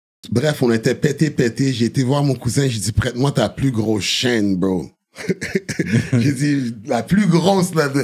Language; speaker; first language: French; native; French